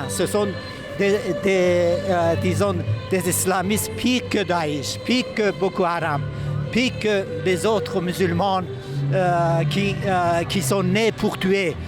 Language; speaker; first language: French; non-native, fluent; Persian